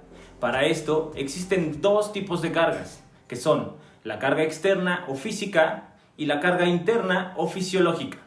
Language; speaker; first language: Spanish; native; Spanish